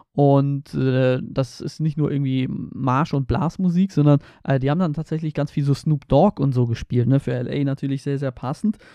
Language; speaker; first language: German; early bilingual, other home language; Polish